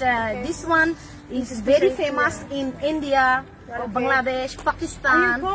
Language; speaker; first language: English; non-native, learner; Bangla